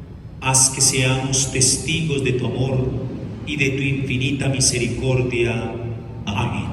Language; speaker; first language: Spanish; native; Spanish